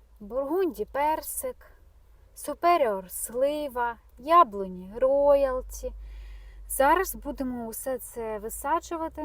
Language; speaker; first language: Ukrainian; non-native, local second language; Russian